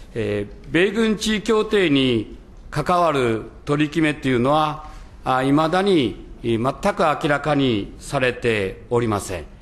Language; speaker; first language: Japanese; native; Japanese